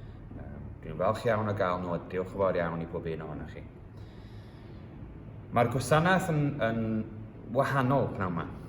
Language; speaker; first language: Welsh; early bilingual, heritage; Welsh